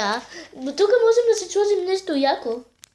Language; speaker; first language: Bulgarian; native; Bulgarian